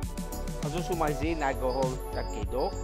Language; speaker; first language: German; non-native, local second language; Luxembourgish